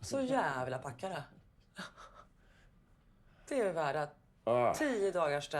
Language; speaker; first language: Swedish; native; Swedish